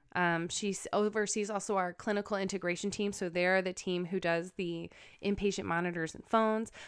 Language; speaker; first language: English; native; English